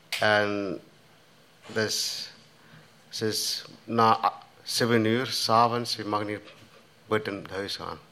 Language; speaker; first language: Dutch; non-native, learner; Tamil